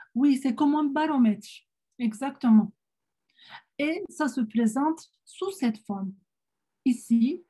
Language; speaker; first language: French; non-native, fluent; Turkish